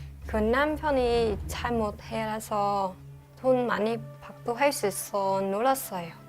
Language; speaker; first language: Korean; non-native, learner; Vietnamese